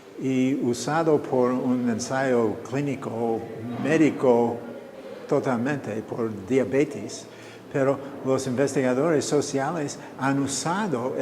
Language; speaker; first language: Spanish; non-native, fluent; English